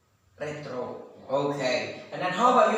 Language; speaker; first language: English; non-native, learner; Indonesian